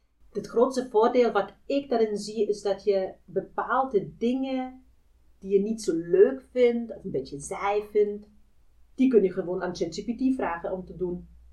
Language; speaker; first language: Dutch; non-native, fluent; German